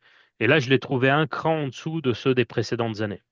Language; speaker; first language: French; native; French